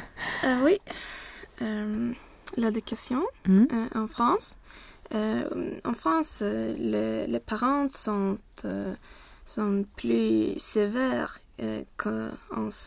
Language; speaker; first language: French; non-native, learner; Swedish